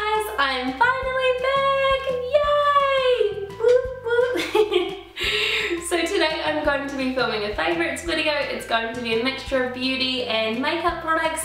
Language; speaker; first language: English; native; English